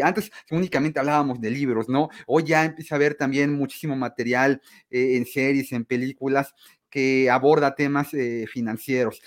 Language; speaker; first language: Spanish; native; Spanish